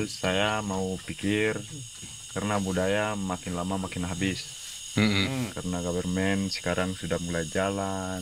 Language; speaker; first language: Indonesian; non-native, local second language; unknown